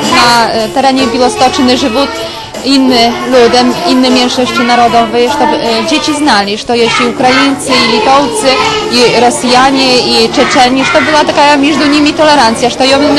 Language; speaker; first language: Polish; non-native, local second language; Ukrainian